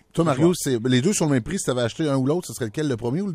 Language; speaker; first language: French; native; French